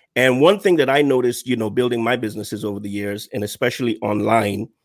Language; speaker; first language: English; non-native, local second language; Yoruba